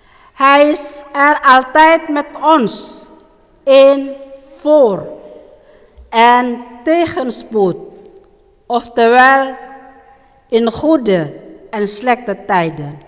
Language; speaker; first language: Dutch; non-native, learner; Indonesian